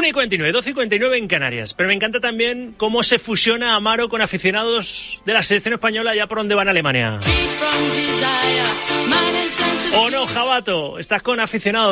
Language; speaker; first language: Spanish; native; Spanish